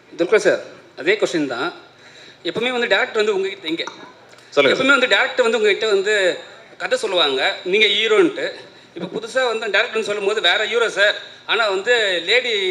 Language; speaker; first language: Tamil; native; Tamil